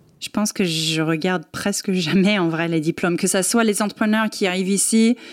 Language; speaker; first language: French; non-native, fluent; English